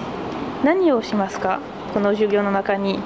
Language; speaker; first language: Japanese; non-native, learner; French